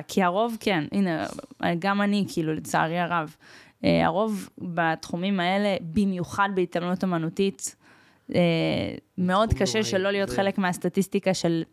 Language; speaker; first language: Hebrew; early bilingual, other home language; Russian